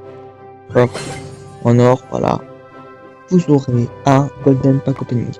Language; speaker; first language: French; native; French